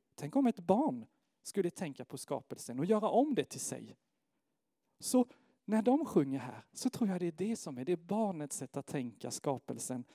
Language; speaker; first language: Swedish; non-native, fluent; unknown